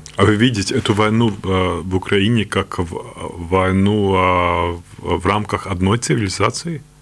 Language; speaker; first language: Russian; non-native, local second language; Latvian